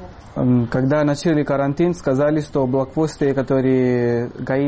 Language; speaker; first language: Russian; non-native, local second language; Kyrgyz